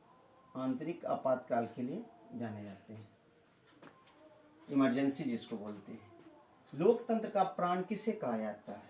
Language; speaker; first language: Hindi; native; Hindi